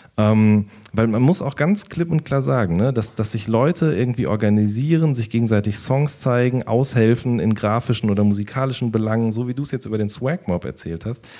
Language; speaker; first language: German; native; German